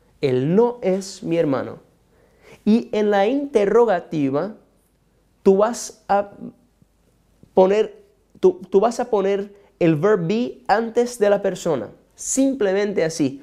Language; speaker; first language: Spanish; non-native, fluent; Portuguese